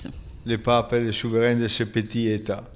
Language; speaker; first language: French; non-native, fluent; Italian